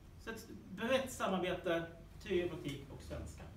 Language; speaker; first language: Swedish; native; Swedish